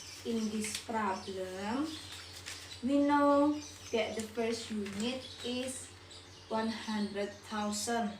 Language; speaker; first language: English; non-native, learner; Indonesian